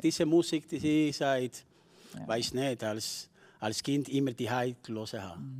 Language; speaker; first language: German; non-native, fluent; Spanish